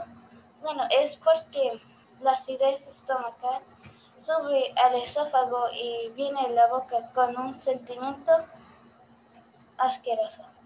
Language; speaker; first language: Spanish; early bilingual, heritage; Spanish